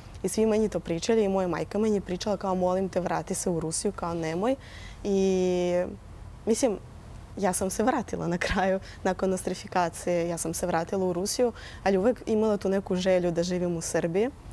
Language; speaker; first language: Croatian; non-native, fluent; Russian